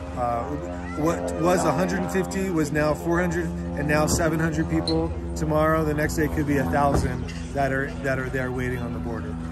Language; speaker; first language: English; native; English